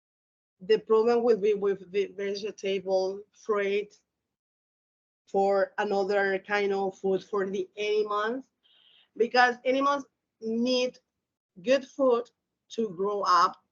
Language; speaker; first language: English; non-native, learner; Spanish